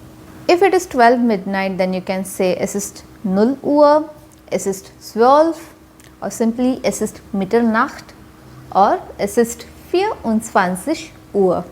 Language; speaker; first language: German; non-native, fluent; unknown